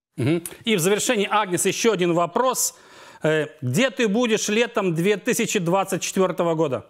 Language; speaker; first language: Russian; native; Russian